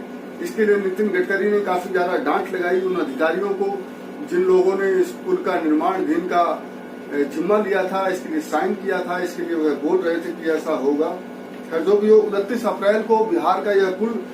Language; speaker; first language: Hindi; native; Hindi